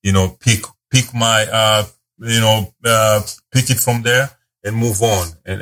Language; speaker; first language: English; non-native, local second language; Luo (Kenya and Tanzania)